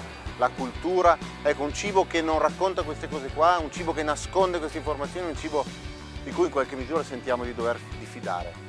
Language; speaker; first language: Italian; native; Italian